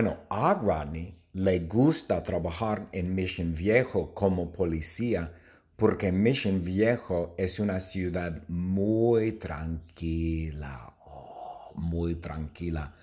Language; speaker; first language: Spanish; non-native, fluent; English